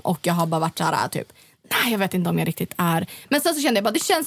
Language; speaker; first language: Swedish; native; Swedish